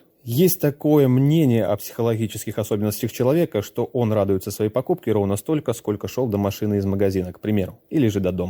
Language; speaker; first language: Russian; native; Russian